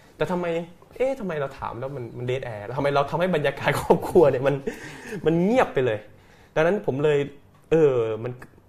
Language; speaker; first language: Thai; native; Thai